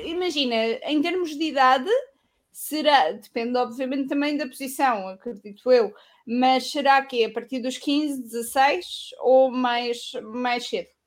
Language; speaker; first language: Portuguese; native; Portuguese